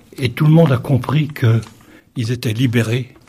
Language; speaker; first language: French; native; French